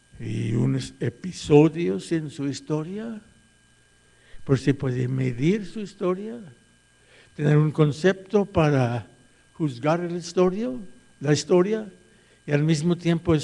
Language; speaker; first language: Spanish; non-native, fluent; English